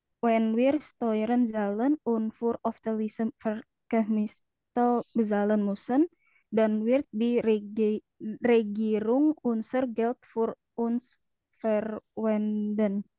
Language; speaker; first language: German; non-native, learner; Indonesian